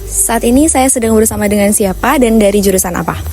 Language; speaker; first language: Indonesian; native; Indonesian